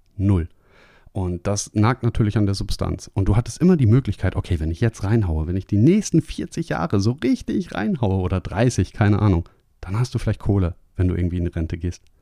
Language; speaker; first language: German; native; German